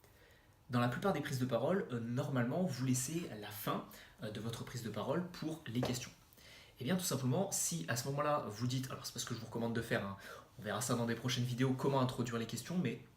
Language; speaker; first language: French; native; French